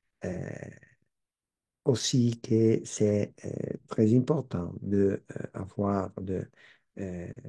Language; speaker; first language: French; non-native, learner; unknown